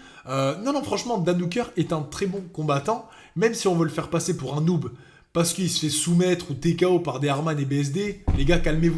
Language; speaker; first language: French; native; French